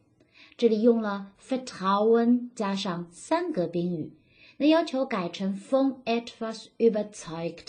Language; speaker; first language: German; non-native, fluent; Chinese